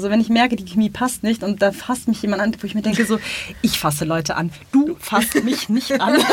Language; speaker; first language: German; native; German